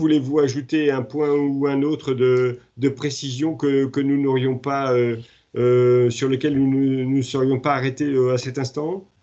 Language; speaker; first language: French; native; French